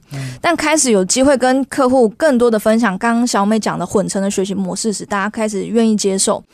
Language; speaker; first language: Chinese; native; Chinese